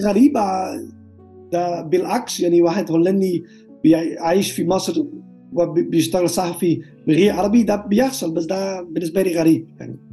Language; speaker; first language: Arabic; non-native, learner; Dutch